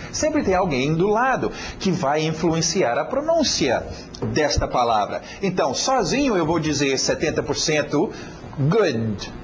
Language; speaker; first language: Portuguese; non-native, fluent; English